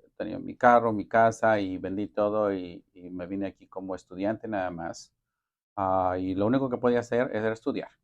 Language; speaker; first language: Spanish; native; Spanish